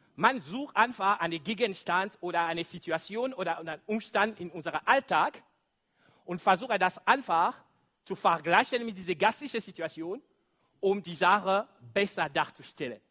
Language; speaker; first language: German; non-native, fluent; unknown